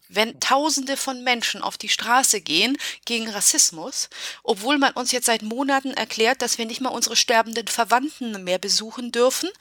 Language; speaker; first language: German; early bilingual, other home language; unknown